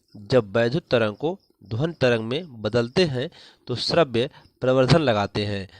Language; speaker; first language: Hindi; native; Hindi